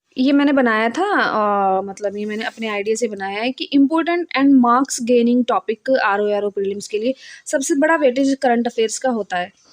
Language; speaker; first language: Hindi; native; Hindi